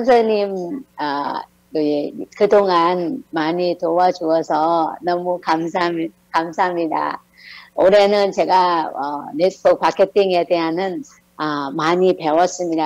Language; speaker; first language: Korean; non-native, learner; Thai